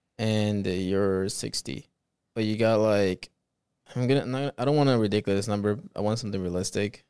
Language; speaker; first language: English; early bilingual, other home language; Spanish